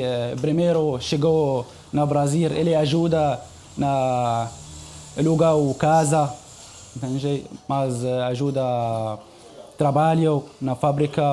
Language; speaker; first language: Portuguese; non-native, learner; Arabic